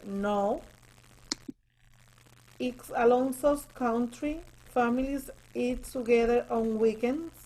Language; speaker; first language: English; non-native, learner; Spanish